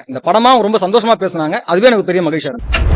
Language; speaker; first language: Tamil; native; Tamil